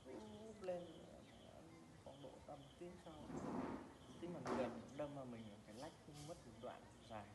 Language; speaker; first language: Vietnamese; native; Vietnamese